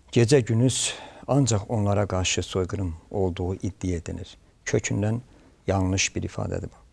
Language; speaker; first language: Azerbaijani; native; Azerbaijani